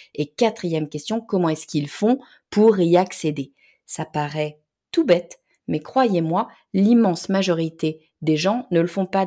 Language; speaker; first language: French; native; French